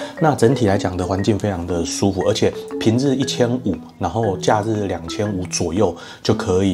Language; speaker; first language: Chinese; native; Chinese